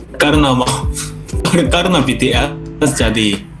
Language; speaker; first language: Indonesian; non-native, learner; Korean